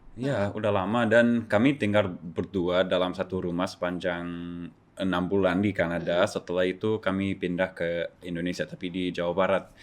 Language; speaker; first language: Indonesian; non-native, fluent; English